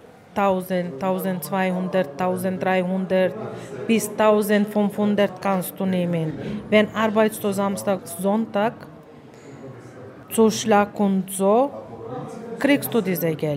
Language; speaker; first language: German; non-native, learner; Bulgarian